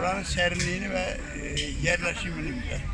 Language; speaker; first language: Turkish; native; Turkish